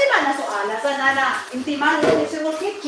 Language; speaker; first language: Arabic; non-native, learner; Indonesian